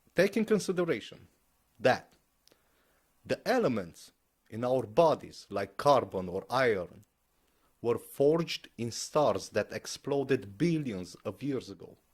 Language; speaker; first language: English; non-native, fluent; Romanian